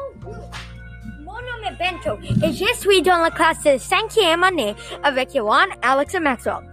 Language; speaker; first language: French; non-native, learner; English